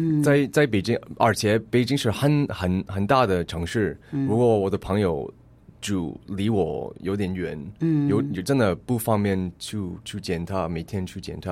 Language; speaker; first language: Chinese; early bilingual, heritage; English